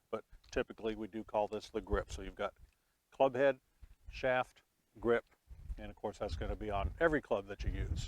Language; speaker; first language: English; native; English